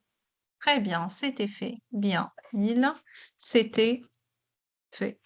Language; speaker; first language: French; non-native, local second language; Arabic